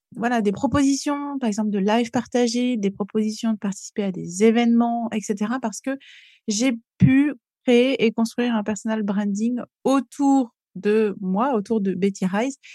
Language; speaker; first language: French; native; French